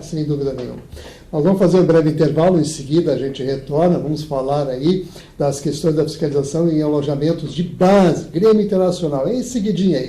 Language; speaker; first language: Portuguese; native; Portuguese